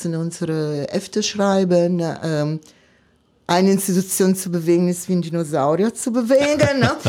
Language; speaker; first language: German; non-native, fluent; Italian